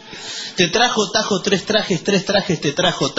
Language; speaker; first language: Spanish; native; Spanish